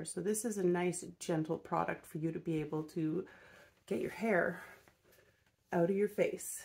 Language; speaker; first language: English; native; English